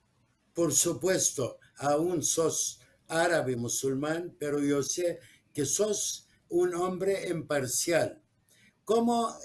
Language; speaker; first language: Spanish; non-native, fluent; Arabic